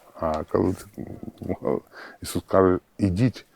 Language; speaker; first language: Ukrainian; native; Ukrainian